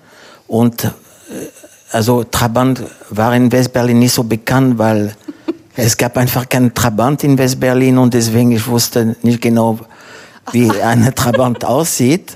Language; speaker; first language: German; non-native, fluent; French